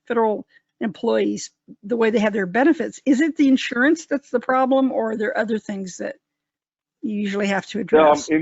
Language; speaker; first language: English; native; English